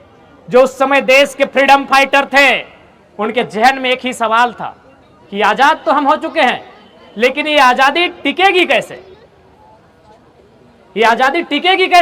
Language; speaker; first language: Hindi; non-native, local second language; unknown